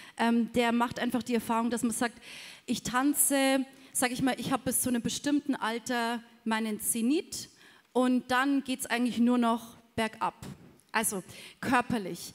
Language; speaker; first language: German; native; German